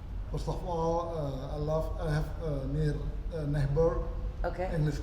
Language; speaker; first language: English; non-native, learner; Indonesian